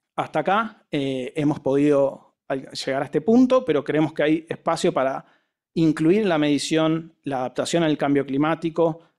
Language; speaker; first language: Spanish; native; Spanish